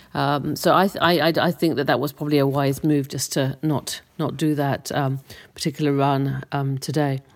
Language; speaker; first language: English; native; English